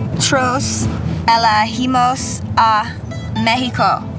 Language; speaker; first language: Spanish; non-native, learner; English